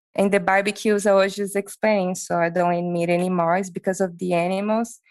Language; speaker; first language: English; non-native, fluent; Portuguese